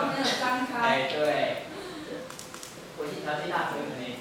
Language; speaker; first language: Chinese; native; Chinese